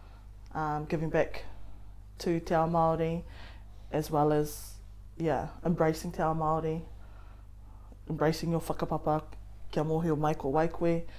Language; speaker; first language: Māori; non-native, local second language; English